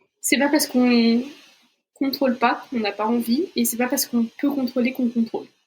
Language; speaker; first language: French; non-native, fluent; Portuguese